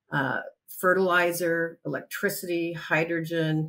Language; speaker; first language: English; native; English